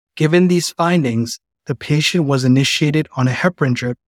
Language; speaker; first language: English; native; English